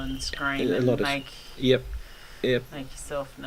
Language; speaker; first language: English; native; English